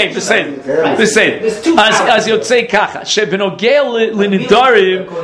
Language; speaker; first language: Hebrew; non-native, fluent; English